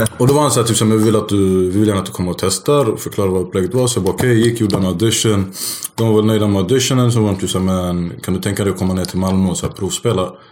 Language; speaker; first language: Swedish; early bilingual, other home language; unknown